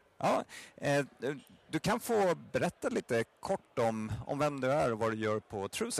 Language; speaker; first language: Swedish; native; Swedish